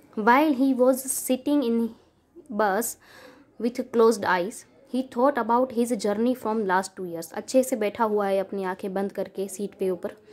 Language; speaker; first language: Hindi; non-native, local second language; Gujarati